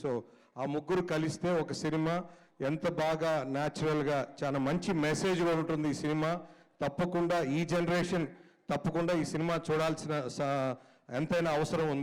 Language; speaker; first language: Telugu; native; Telugu